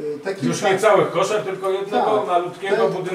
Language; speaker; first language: Polish; native; Polish